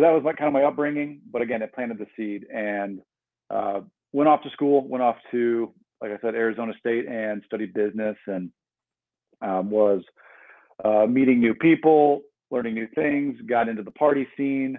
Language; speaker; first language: English; native; English